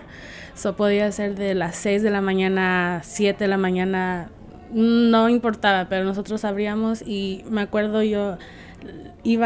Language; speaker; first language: Spanish; early bilingual, heritage; Spanish